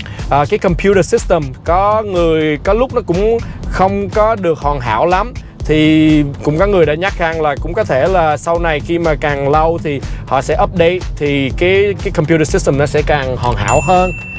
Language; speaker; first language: Vietnamese; early bilingual, heritage; Vietnamese